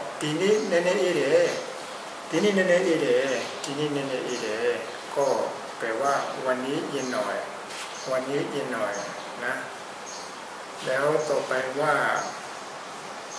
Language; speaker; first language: Thai; native; Thai